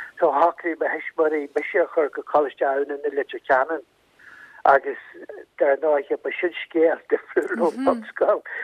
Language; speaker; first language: Irish; native; Irish